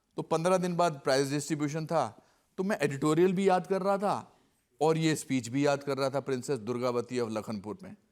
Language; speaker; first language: Hindi; native; Hindi